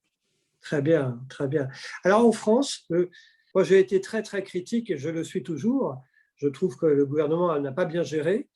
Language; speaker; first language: French; native; French